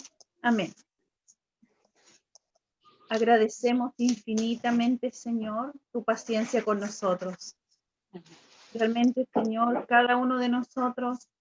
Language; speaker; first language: Spanish; native; Spanish